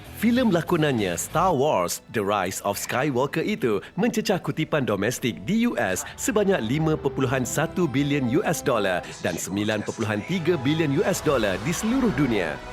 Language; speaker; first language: Malay; native; Malay